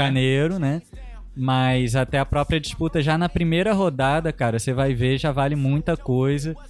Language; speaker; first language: Portuguese; native; Portuguese